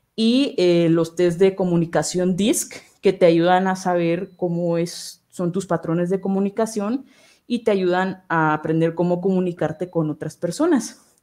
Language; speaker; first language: Spanish; native; Spanish